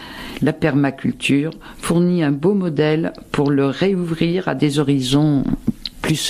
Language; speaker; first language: French; native; French